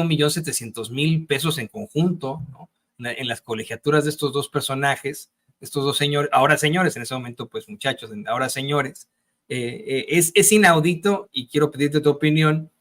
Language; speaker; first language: Spanish; native; Spanish